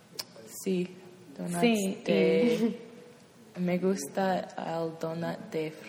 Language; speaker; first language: Spanish; non-native, learner; English